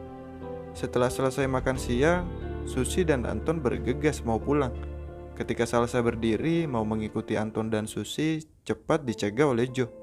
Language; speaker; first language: Indonesian; native; Indonesian